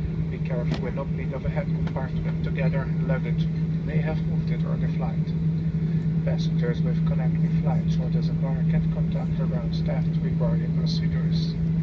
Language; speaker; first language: English; non-native, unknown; Portuguese